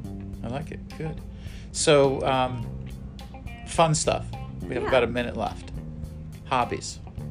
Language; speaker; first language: English; native; English